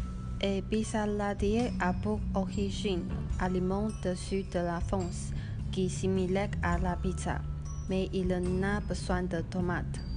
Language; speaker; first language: French; non-native, learner; Chinese